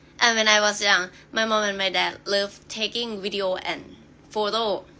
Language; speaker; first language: English; non-native, learner; Thai